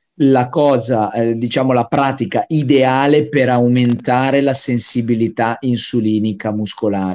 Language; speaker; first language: Italian; native; Italian